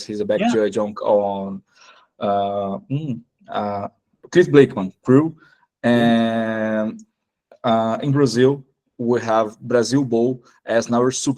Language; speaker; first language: English; non-native, fluent; Portuguese